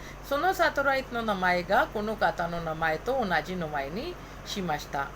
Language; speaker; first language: Japanese; non-native, fluent; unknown